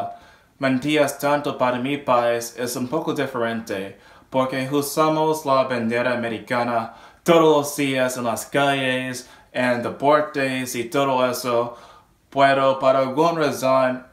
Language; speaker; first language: Spanish; non-native, learner; English